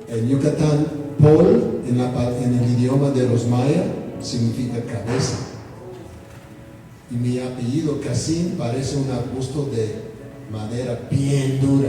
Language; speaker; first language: Spanish; non-native, fluent; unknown